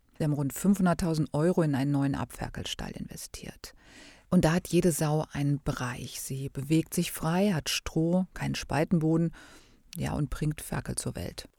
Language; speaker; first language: German; native; German